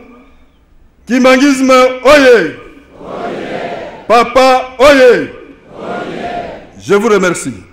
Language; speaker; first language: French; non-native, local second language; Lingala